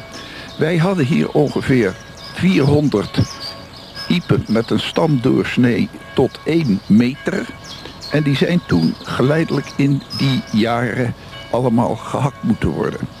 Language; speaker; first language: Dutch; native; Dutch